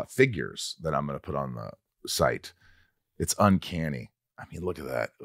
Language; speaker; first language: English; native; English